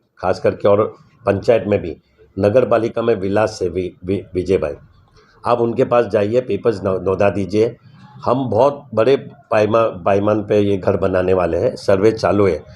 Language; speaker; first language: Hindi; non-native, local second language; Gujarati